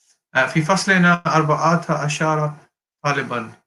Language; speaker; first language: Arabic; non-native, learner; English